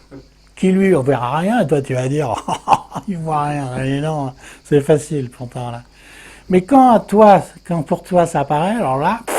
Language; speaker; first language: French; native; French